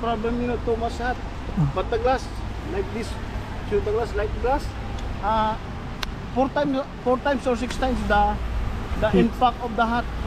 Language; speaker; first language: English; non-native, learner; Filipino